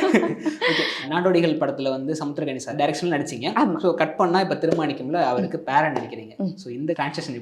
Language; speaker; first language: Tamil; native; Tamil